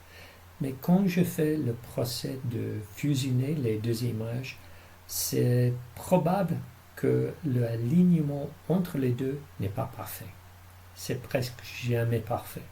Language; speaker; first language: French; non-native, fluent; English